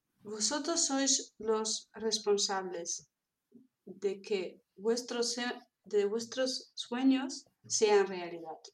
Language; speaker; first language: Spanish; non-native, fluent; German